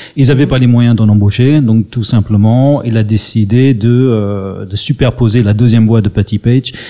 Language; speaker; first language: French; early bilingual, other home language; English